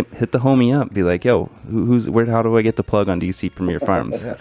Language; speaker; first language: English; native; English